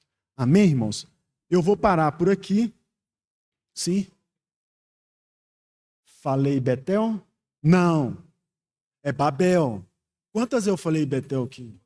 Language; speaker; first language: Portuguese; native; Portuguese